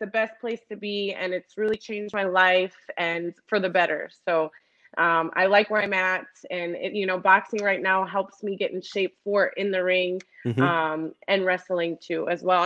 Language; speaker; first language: English; native; English